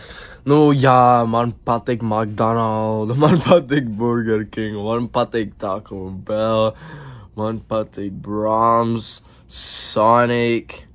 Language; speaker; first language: Latvian; early bilingual, heritage; English